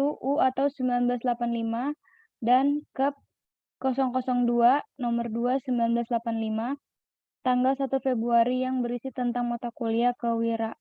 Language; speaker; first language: Indonesian; native; Indonesian